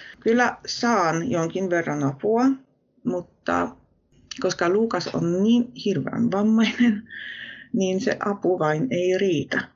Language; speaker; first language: Finnish; non-native, fluent; Polish